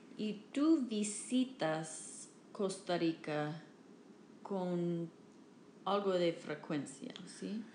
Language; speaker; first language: Spanish; non-native, learner; English